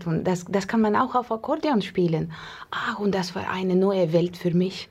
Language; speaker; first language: German; non-native, learner; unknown